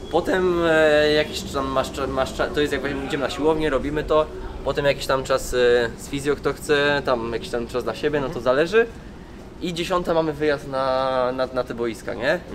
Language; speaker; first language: Polish; native; Polish